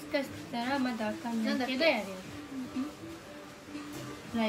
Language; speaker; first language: Japanese; native; Japanese